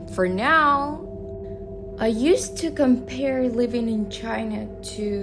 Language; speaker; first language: English; non-native, fluent; Russian